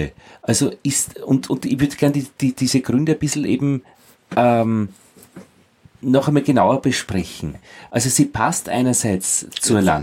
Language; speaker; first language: German; native; German